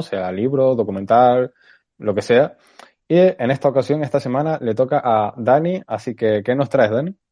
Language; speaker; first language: Spanish; native; Spanish